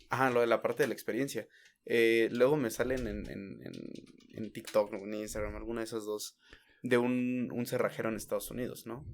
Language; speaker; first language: Spanish; native; Spanish